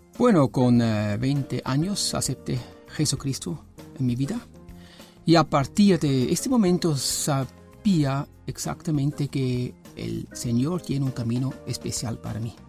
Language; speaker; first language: Spanish; non-native, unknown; German